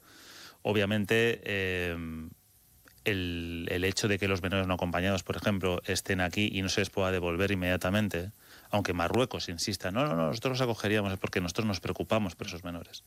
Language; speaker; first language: Spanish; native; Spanish